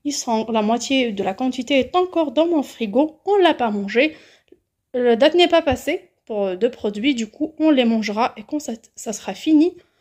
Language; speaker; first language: French; native; French